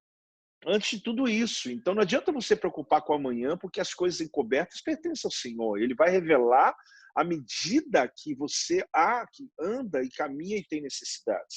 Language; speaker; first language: Portuguese; native; Portuguese